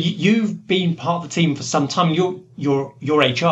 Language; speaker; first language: English; native; English